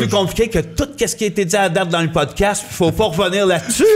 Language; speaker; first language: French; native; French